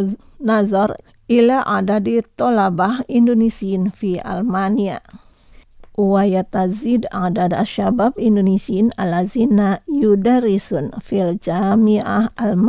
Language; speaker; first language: Arabic; non-native, fluent; Indonesian